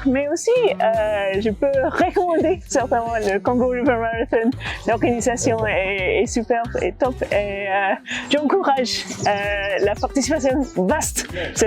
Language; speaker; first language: French; non-native, fluent; English